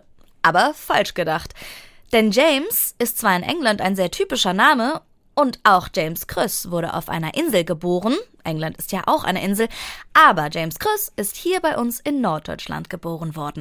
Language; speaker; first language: German; native; German